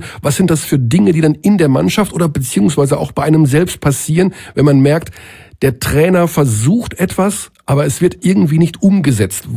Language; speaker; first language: German; native; German